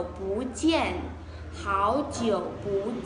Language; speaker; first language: Chinese; non-native, fluent; Vietnamese